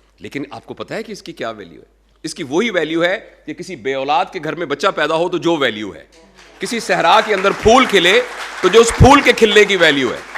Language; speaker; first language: Urdu; non-native, local second language; Punjabi